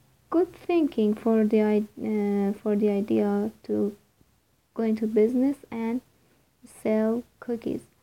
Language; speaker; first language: English; non-native, fluent; Persian